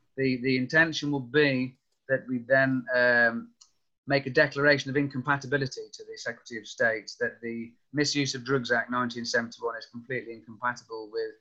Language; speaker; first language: English; native; English